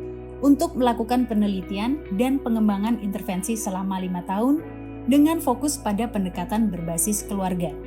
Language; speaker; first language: Indonesian; native; Indonesian